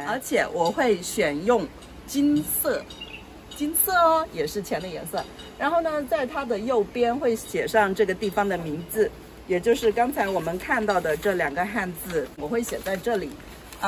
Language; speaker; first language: Chinese; non-native, local second language; Yao